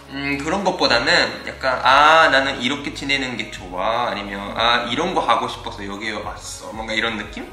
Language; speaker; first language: Korean; non-native, fluent; Japanese